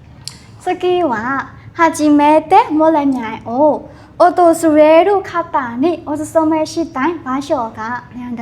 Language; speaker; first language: Japanese; non-native, learner; Burmese